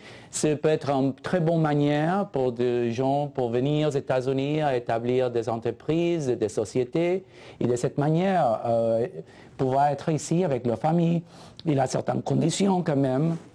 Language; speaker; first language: French; non-native, fluent; Spanish